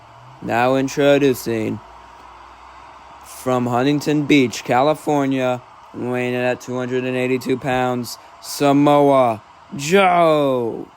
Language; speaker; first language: English; native; English